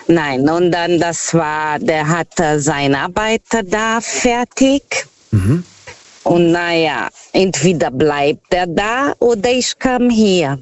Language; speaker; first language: German; non-native, learner; Portuguese